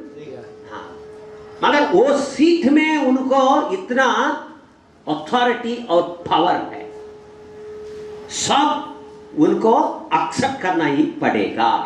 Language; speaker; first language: Hindi; non-native, learner; English